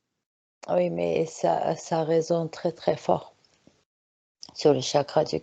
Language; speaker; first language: French; non-native, fluent; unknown